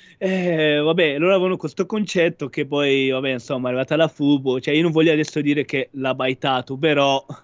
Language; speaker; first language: Italian; non-native, fluent; Arabic